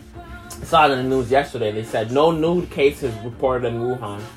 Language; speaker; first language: English; native; English